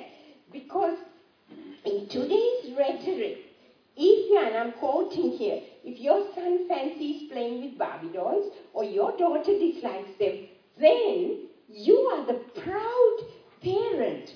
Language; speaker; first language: English; non-native, local second language; Sinhala